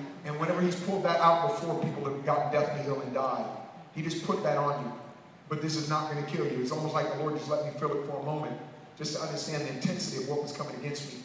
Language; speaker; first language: English; native; English